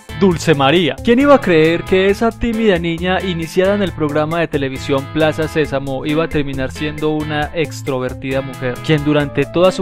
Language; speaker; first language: Spanish; native; Spanish